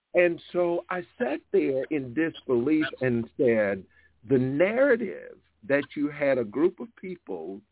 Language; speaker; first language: English; native; English